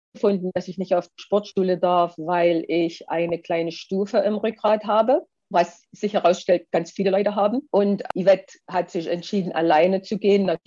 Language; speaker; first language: German; native; German